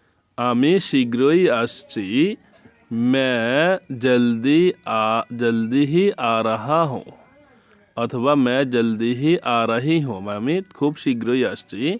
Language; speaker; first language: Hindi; non-native, fluent; Bangla